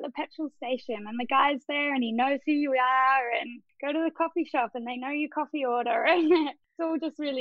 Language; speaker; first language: English; native; English